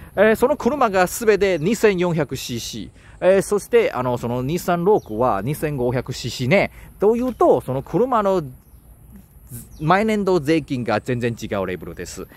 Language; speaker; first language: Japanese; non-native, learner; Chinese